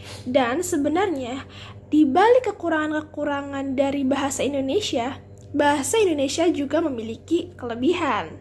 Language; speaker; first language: Indonesian; native; Indonesian